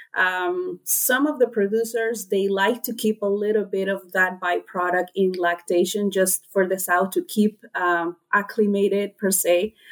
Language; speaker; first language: English; non-native, fluent; Spanish